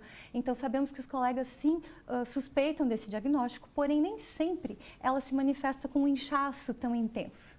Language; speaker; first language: Portuguese; native; Portuguese